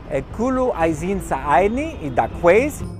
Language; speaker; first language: Arabic; non-native, learner; English